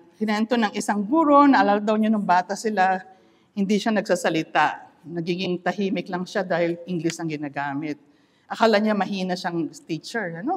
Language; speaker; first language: Filipino; non-native, local second language; Iloko